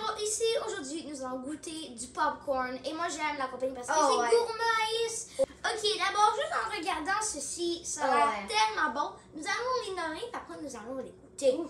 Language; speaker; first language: French; non-native, local second language; English